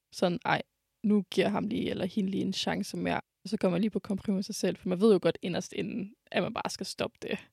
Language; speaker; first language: Danish; early bilingual, other home language; French